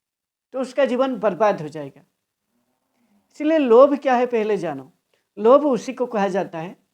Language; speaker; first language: Hindi; non-native, local second language; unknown